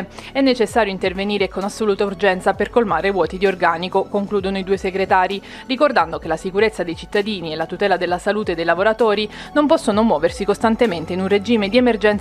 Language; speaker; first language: Italian; native; Italian